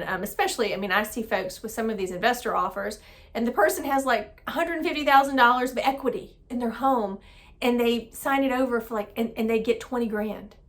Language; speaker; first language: English; native; English